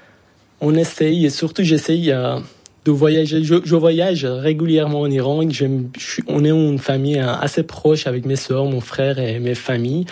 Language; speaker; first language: French; non-native, fluent; Persian